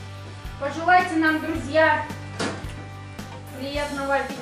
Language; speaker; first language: Russian; native; Russian